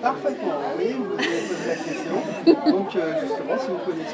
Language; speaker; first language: French; native; French